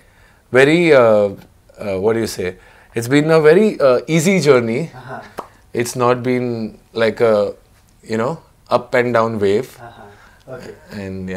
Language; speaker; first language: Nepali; non-native, learner; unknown